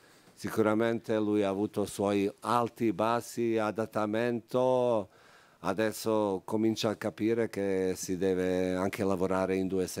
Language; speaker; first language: Italian; non-native, fluent; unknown